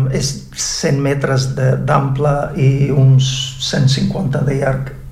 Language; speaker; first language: Catalan; non-native, fluent; English